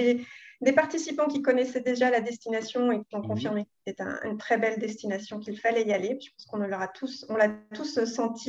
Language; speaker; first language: French; native; French